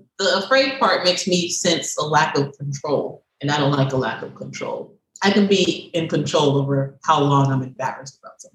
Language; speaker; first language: English; native; English